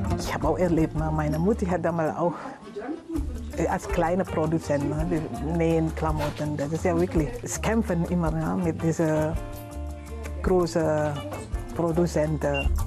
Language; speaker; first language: German; non-native, learner; Indonesian